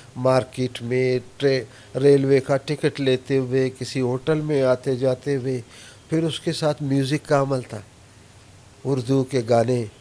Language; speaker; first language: Urdu; non-native, local second language; Brahui